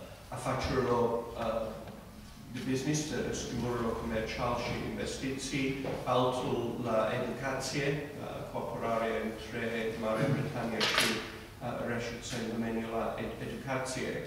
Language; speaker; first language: Romanian; non-native, fluent; English